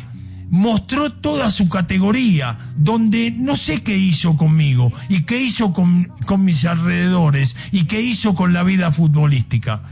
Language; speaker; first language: Spanish; native; Spanish